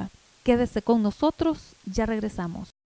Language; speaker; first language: Spanish; native; Spanish